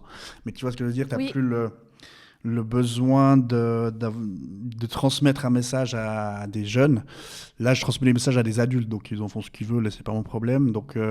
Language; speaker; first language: French; native; French